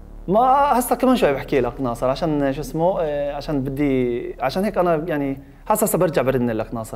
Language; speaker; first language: Arabic; non-native, fluent; Korean